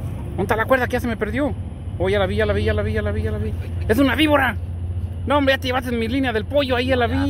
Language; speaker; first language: Spanish; native; Spanish